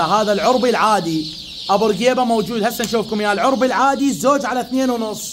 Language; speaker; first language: Arabic; native; Arabic